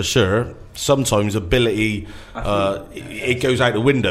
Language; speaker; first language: English; native; English